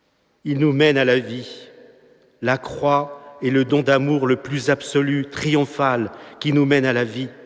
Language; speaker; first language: French; native; French